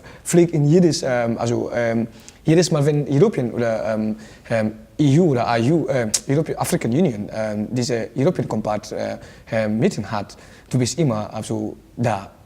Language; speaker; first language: German; non-native, learner; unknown